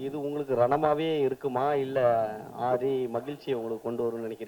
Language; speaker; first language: Tamil; native; Tamil